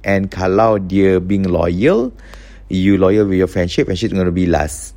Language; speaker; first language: English; non-native, local second language; Malay